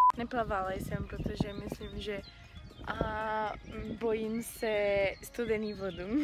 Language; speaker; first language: Czech; non-native, learner; Portuguese